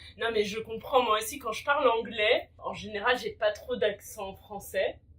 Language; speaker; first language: French; native; French